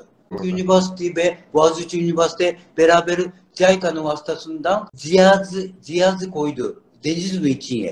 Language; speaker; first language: Turkish; non-native, learner; Japanese